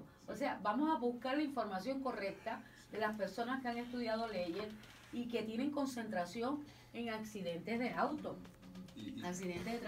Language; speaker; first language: Spanish; native; Spanish